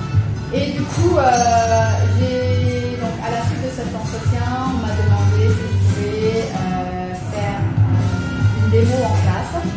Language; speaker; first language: French; early bilingual, other home language; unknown